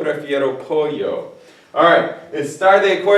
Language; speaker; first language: Spanish; non-native, fluent; English